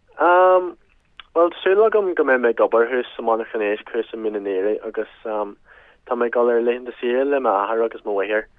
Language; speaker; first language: Irish; native; Irish